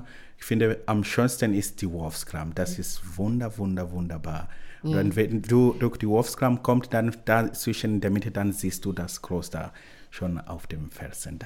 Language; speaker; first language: German; non-native, learner; Swahili